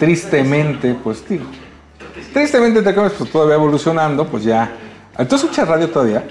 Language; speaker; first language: Spanish; native; Spanish